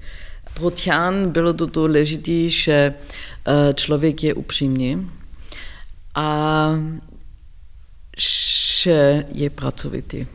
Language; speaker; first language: Czech; non-native, learner; German